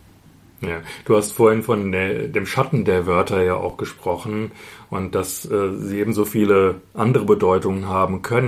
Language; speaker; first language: German; native; German